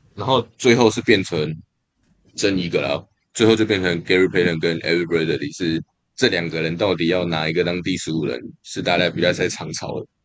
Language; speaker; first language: Chinese; native; Chinese